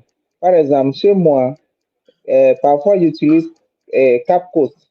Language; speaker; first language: French; non-native, fluent; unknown